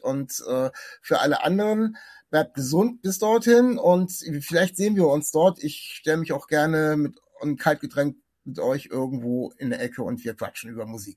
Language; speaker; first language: German; native; German